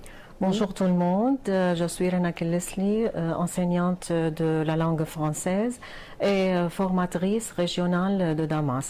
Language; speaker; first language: French; non-native, fluent; Arabic